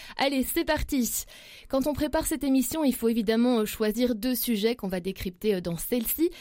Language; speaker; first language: French; native; French